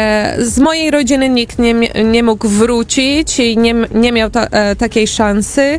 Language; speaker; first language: Polish; non-native, fluent; Portuguese